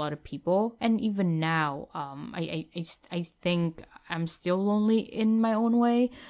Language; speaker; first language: English; non-native, fluent; Vietnamese